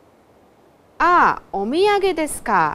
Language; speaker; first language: Japanese; non-native, fluent; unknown